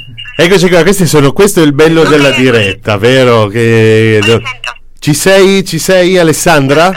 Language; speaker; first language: Italian; native; Italian